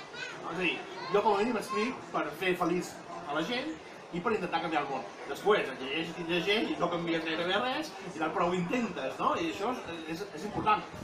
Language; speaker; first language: Catalan; native; Catalan